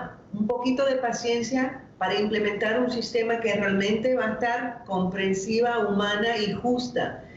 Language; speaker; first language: Spanish; non-native, fluent; English